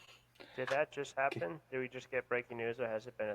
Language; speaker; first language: English; native; English